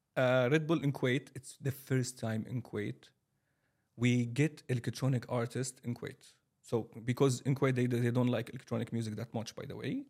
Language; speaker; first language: English; non-native, fluent; Arabic